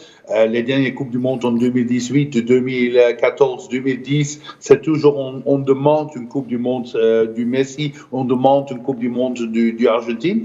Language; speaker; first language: French; non-native, fluent; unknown